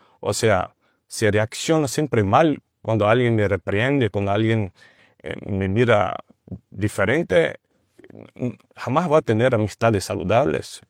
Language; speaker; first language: Spanish; non-native, fluent; Portuguese